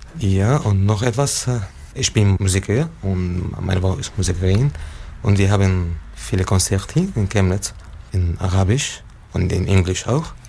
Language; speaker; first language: German; non-native, learner; Arabic